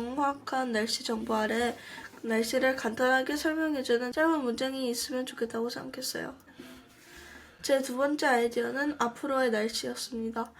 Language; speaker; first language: Korean; early bilingual, heritage; Korean